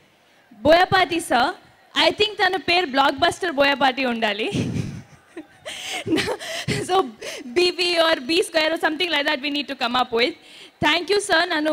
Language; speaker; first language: Telugu; non-native, fluent; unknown